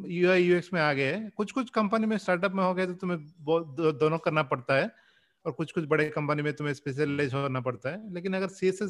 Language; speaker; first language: Hindi; non-native, local second language; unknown